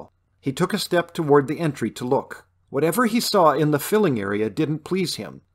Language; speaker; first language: English; native; English